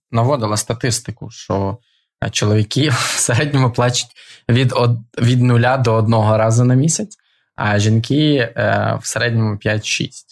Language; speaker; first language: Ukrainian; non-native, local second language; Russian